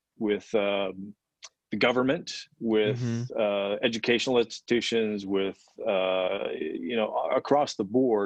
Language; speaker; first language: English; native; English